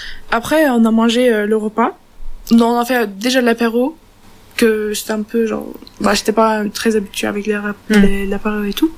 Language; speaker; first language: French; non-native, learner; Turkish